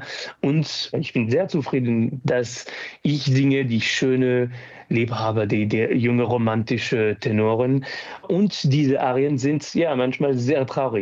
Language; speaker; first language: German; non-native, fluent; French